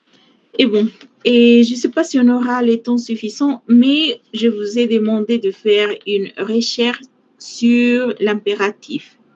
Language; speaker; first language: French; non-native, fluent; Spanish